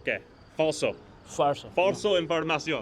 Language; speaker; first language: Spanish; non-native, learner; English